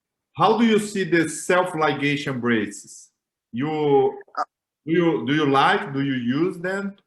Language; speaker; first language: English; non-native, learner; Portuguese